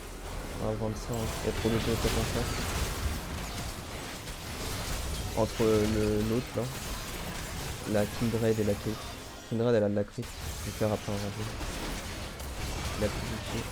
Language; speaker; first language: French; native; French